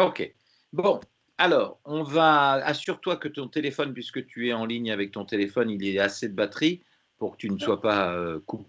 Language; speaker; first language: French; native; French